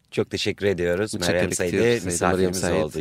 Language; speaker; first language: Turkish; native; Turkish